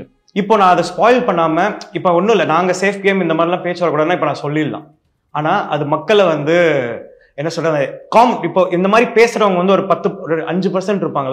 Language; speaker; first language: Tamil; native; Tamil